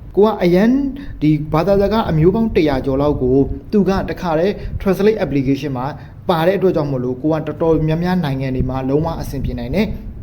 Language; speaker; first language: Burmese; native; Burmese